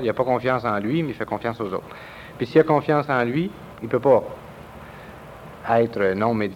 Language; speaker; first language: French; native; French